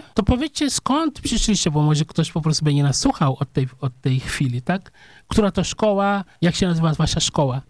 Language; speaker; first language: Polish; non-native, fluent; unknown